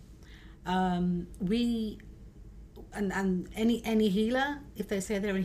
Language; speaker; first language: English; native; English